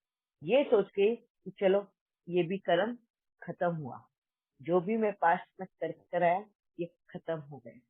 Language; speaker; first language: Hindi; native; Hindi